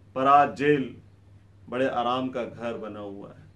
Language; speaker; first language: Hindi; native; Hindi